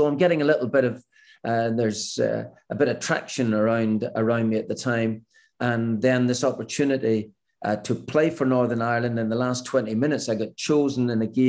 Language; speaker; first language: English; native; English